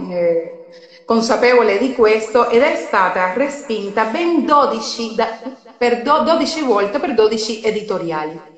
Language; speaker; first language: Italian; non-native, fluent; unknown